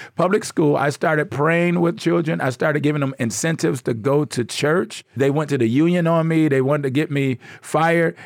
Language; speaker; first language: English; native; English